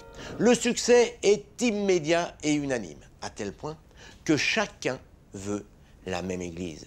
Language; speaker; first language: French; native; French